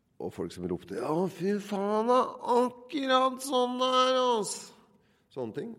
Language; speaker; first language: Norwegian; native; Norwegian